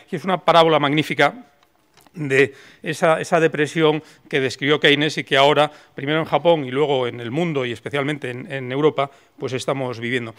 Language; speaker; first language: Spanish; native; Spanish